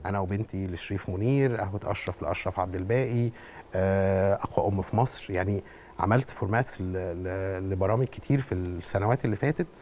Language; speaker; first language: Arabic; native; Arabic